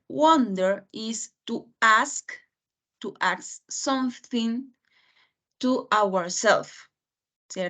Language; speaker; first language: English; non-native, fluent; Spanish